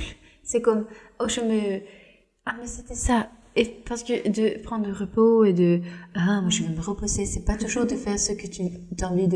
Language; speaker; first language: French; non-native, fluent; Norwegian